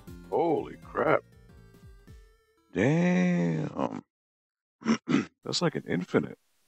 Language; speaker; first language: English; native; English